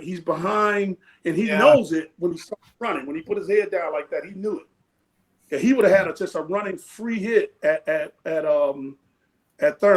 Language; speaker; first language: English; native; English